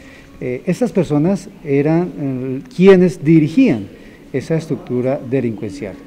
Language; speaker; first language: Spanish; native; Spanish